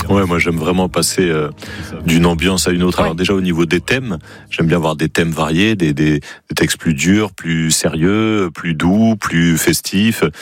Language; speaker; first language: French; native; French